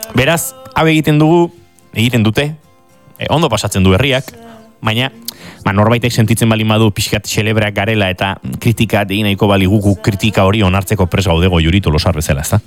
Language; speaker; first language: Basque; native; Basque